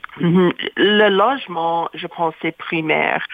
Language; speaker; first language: French; non-native, learner; English